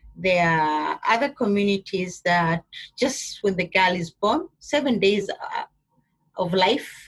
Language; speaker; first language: English; non-native, local second language; Somali